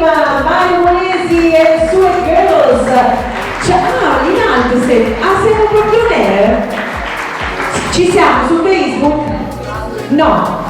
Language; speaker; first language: Italian; native; Italian